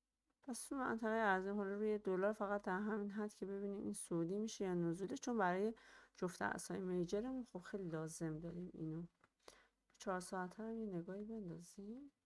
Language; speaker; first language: Persian; native; Persian